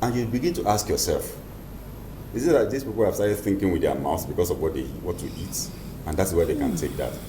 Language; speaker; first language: English; non-native, local second language; Yoruba